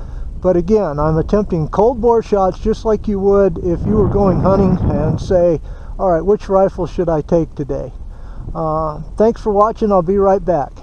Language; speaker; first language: English; native; English